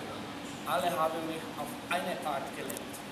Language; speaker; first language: German; non-native, fluent; Croatian